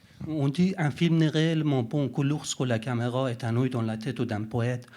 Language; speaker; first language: French; non-native, fluent; Persian